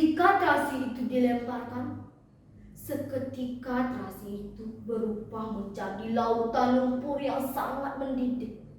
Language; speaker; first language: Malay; non-native, local second language; Balinese